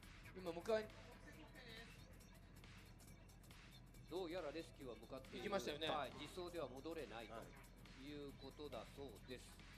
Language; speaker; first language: Japanese; native; Japanese